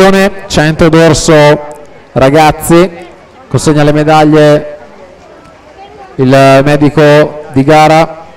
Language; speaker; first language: Italian; native; Italian